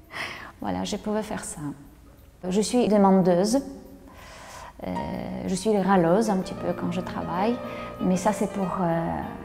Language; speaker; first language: French; non-native, learner; Russian